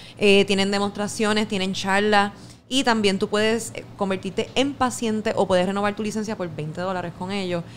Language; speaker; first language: Spanish; native; Spanish